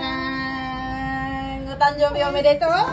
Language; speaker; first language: Japanese; non-native, learner; Filipino